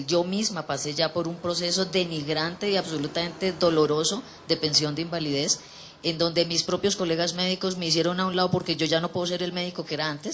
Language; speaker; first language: Spanish; native; Spanish